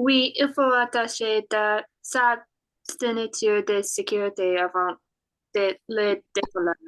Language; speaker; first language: French; non-native, learner; English